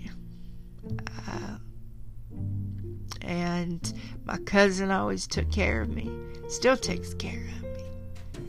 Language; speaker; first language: English; native; English